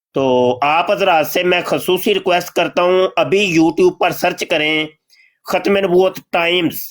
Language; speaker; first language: Urdu; non-native, local second language; Punjabi